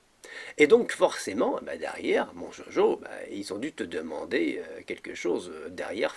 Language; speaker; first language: French; native; French